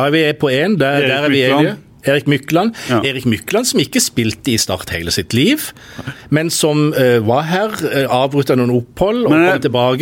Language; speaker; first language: Norwegian; native; Norwegian